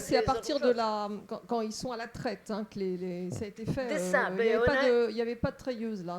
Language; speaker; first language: French; native; French